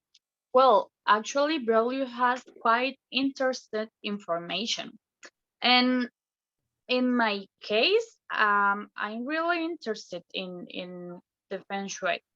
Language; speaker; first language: English; non-native, fluent; Spanish